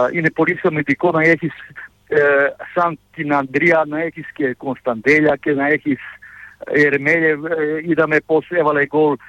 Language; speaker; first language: Greek; non-native, fluent; Serbian